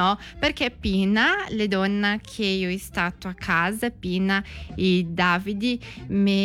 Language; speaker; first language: Italian; non-native, learner; Portuguese